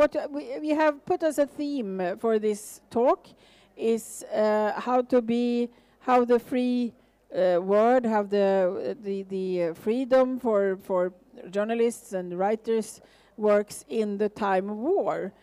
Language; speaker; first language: English; non-native, fluent; Swedish